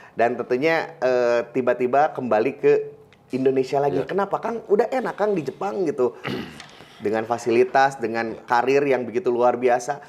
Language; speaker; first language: Indonesian; native; Indonesian